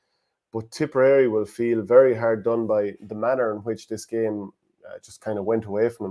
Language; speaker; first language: English; native; English